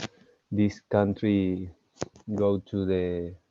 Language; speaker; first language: English; non-native, learner; Spanish